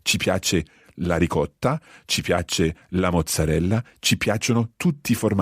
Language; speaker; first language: Italian; non-native, fluent; English